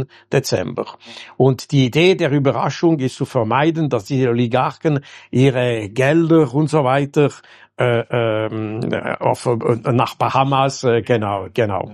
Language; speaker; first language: German; non-native, local second language; French